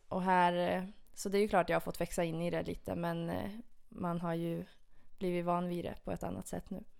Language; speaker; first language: Swedish; native; Swedish